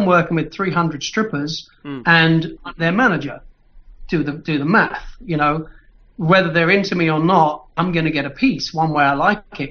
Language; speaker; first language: English; native; English